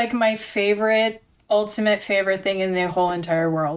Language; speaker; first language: English; early bilingual, other home language; Korean